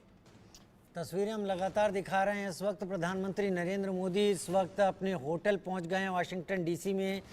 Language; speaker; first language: Hindi; native; Hindi